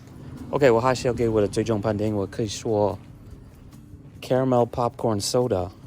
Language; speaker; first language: Chinese; non-native, learner; English